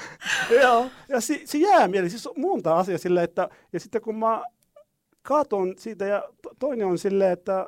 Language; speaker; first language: Finnish; non-native, fluent; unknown